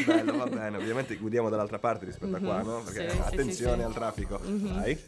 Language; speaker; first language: Italian; native; Italian